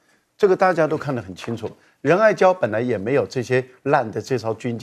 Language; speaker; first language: Chinese; native; Chinese